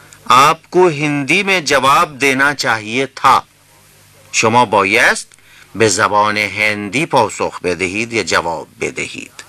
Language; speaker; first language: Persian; non-native, fluent; Urdu